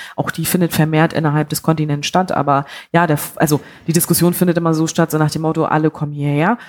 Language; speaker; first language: German; early bilingual, other home language; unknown